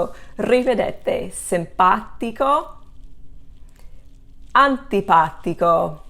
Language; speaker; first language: Italian; non-native, fluent; English